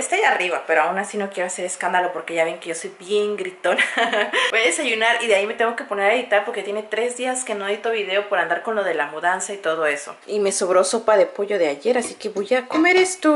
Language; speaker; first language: Spanish; native; Spanish